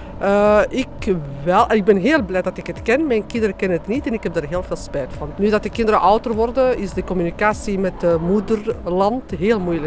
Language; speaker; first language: Dutch; early bilingual, other home language; Berber languages